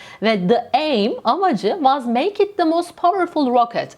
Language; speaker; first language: English; non-native, fluent; Turkish